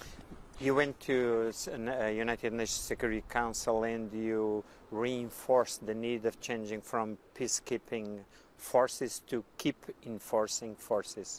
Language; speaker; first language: English; non-native, fluent; Portuguese